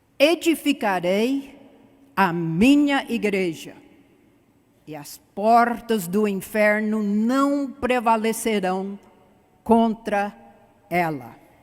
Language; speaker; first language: Portuguese; non-native, fluent; English